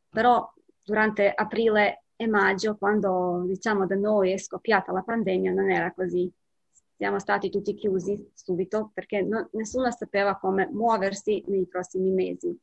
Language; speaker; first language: Italian; non-native, fluent; Bosnian